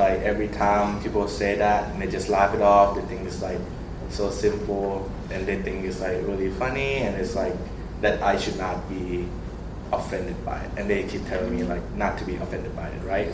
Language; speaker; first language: English; non-native, fluent; Thai